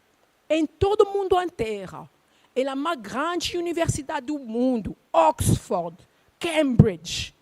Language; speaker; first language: Portuguese; non-native, learner; Luba-Lulua